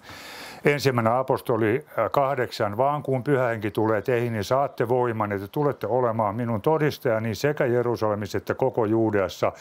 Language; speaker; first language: Finnish; native; Finnish